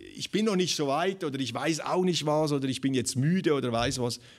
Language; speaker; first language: German; native; German